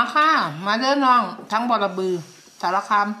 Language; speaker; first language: Thai; native; Thai